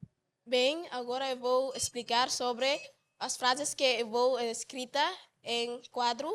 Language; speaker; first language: Portuguese; non-native, learner; Tetum